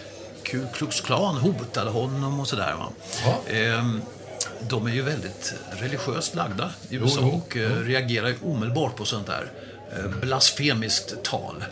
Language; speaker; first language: Swedish; native; Swedish